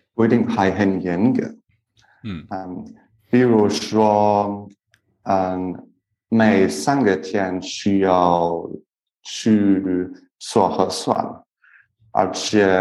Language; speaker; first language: Chinese; non-native, learner; English